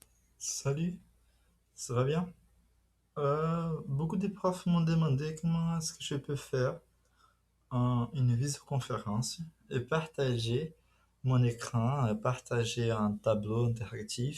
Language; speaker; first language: French; non-native, fluent; Portuguese